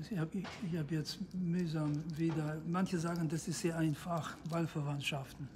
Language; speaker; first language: German; non-native, fluent; Russian